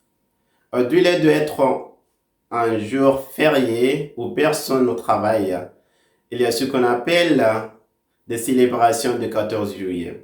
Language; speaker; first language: French; non-native, fluent; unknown